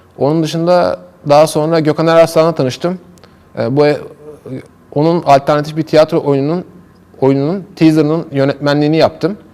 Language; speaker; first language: Turkish; native; Turkish